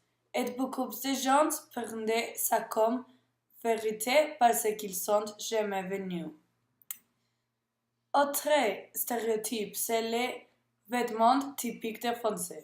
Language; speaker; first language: French; non-native, learner; Spanish